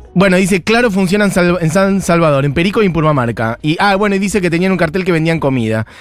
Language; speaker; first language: Spanish; native; Spanish